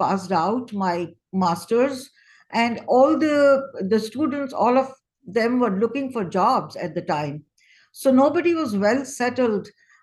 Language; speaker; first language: English; non-native, local second language; Hindi